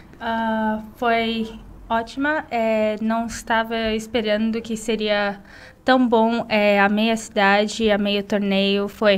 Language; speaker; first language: Spanish; non-native, learner; Portuguese